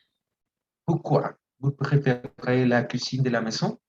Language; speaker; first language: French; non-native, fluent; Spanish